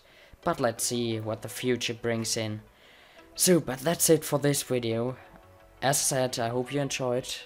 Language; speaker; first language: English; non-native, fluent; Swiss German